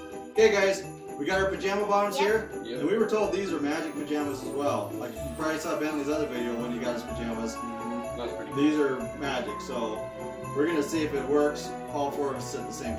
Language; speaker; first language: English; native; English